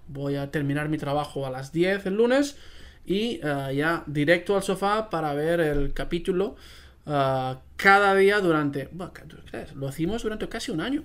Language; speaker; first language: Spanish; non-native, local second language; Catalan